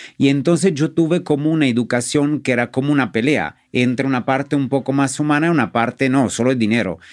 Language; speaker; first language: Spanish; non-native, fluent; Italian